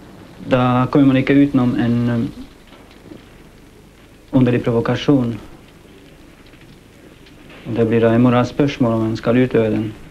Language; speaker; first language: Norwegian; non-native, fluent; Hungarian